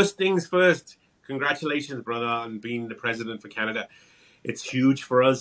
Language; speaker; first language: English; native; English